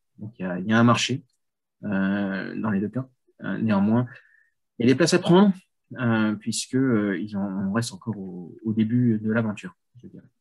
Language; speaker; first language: French; native; French